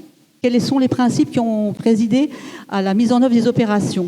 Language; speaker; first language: French; native; French